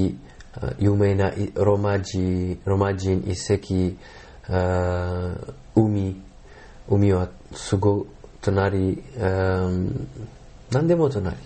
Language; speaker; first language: Japanese; non-native, learner; Arabic